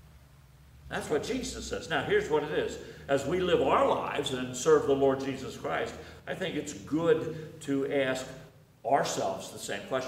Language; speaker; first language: English; native; English